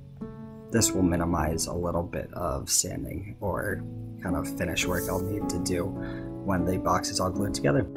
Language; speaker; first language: English; native; English